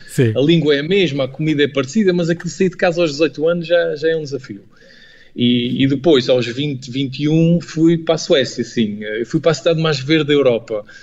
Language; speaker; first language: Portuguese; native; Portuguese